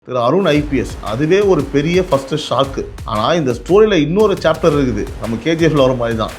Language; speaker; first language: Tamil; native; Tamil